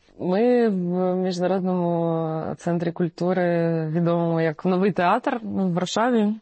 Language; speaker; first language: Ukrainian; non-native, local second language; Russian